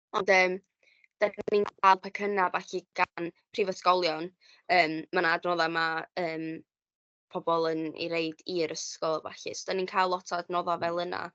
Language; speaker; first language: Welsh; native; Welsh